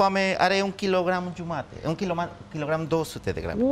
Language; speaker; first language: Romanian; non-native, fluent; Spanish